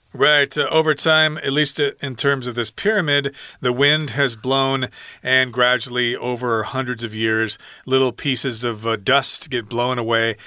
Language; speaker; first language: English; native; English